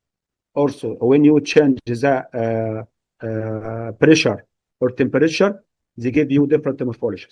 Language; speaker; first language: English; non-native, fluent; Arabic